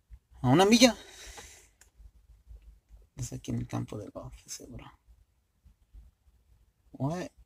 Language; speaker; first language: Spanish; early bilingual, heritage; Spanish